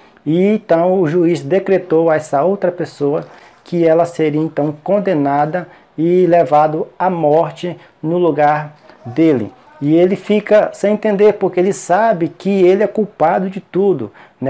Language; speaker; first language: Portuguese; native; Portuguese